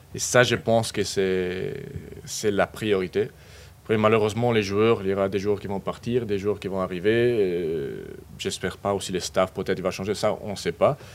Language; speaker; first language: French; non-native, fluent; Spanish